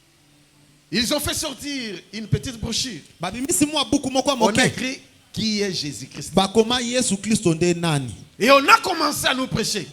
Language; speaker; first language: French; non-native, local second language; Lingala